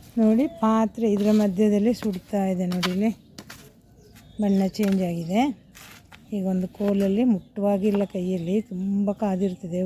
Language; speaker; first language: Kannada; non-native, local second language; Tulu